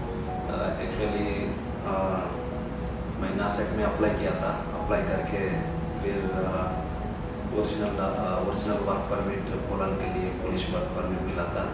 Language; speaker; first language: Hindi; non-native, local second language; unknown